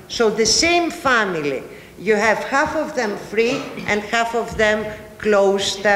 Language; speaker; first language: English; non-native, fluent; Greek